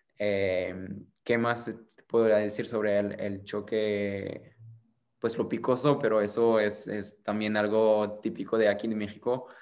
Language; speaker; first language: Spanish; non-native, fluent; French